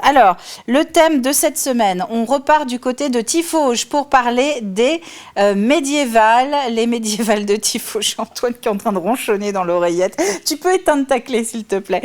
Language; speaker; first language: French; native; French